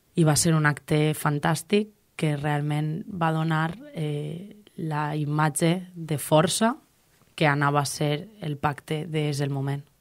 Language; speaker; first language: Catalan; native; Catalan